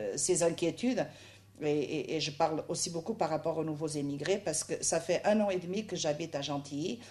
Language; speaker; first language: French; non-native, fluent; Portuguese